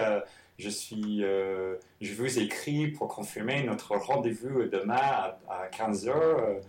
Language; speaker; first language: French; non-native, fluent; English